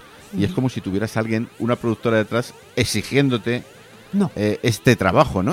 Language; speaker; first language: Spanish; native; Spanish